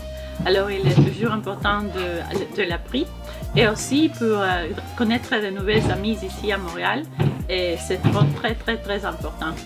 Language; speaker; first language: French; non-native, learner; Spanish